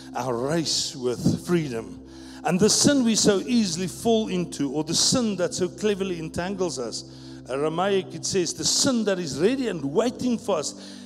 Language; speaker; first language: English; non-native, local second language; Afrikaans